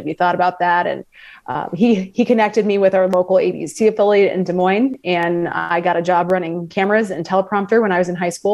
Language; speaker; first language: English; native; English